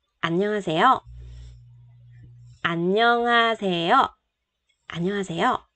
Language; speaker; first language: Korean; non-native, fluent; Vietnamese